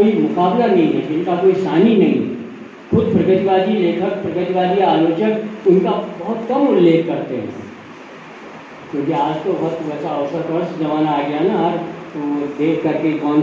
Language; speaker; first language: Hindi; native; Hindi